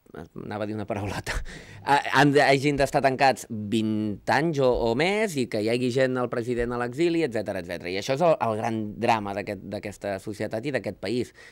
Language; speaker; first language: Catalan; native; Catalan